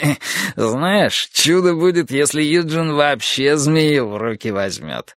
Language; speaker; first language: Russian; native; Russian